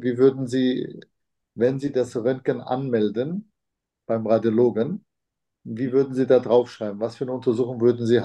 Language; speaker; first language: German; non-native, fluent; Turkish